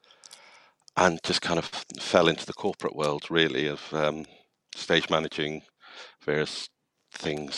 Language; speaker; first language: English; native; English